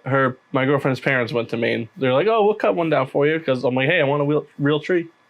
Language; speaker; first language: English; native; English